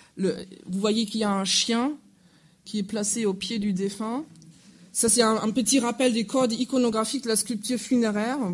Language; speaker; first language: French; non-native, fluent; German